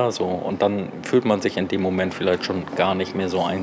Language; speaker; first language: German; native; German